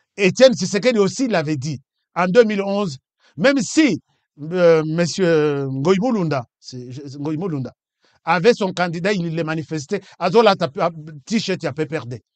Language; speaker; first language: French; non-native, local second language; Lingala